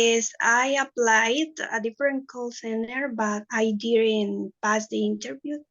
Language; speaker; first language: English; non-native, learner; Spanish